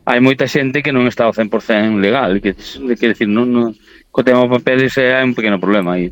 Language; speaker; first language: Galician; native; Galician